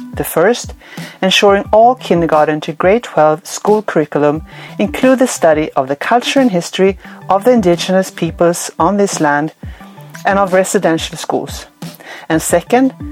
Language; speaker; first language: English; non-native, fluent; Swedish